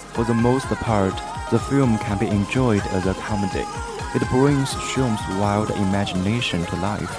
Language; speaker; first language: English; non-native, fluent; Chinese